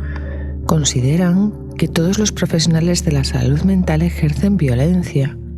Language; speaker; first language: Spanish; native; Spanish